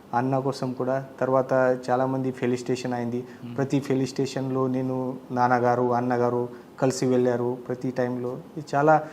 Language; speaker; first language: Telugu; non-native, learner; Marathi